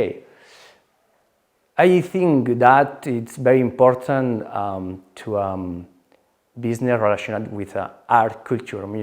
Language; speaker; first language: English; non-native, learner; Spanish